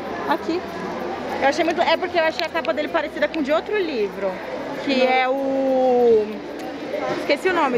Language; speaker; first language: Portuguese; native; Portuguese